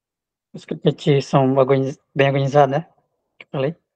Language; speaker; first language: Portuguese; non-native, local second language; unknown